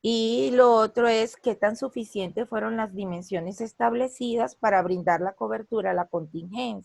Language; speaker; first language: Spanish; native; Spanish